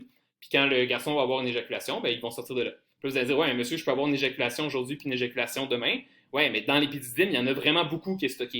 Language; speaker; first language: French; native; French